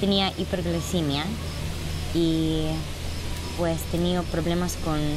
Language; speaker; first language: Spanish; early bilingual, heritage; Spanish